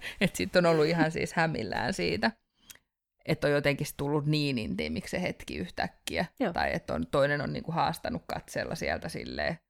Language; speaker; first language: Finnish; native; Finnish